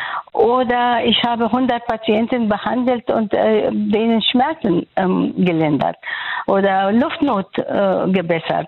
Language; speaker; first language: German; non-native, fluent; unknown